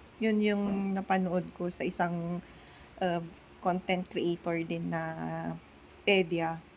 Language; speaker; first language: Filipino; non-native, local second language; Iloko